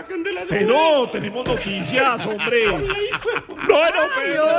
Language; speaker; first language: Spanish; native; Spanish